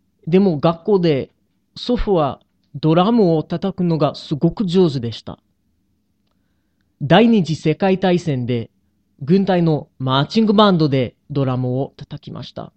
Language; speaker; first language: Japanese; non-native, learner; English